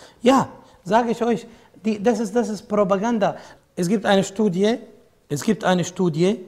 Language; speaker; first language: German; non-native, fluent; Arabic